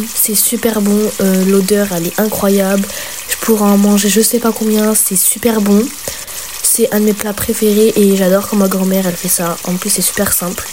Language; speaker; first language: French; early bilingual, other home language; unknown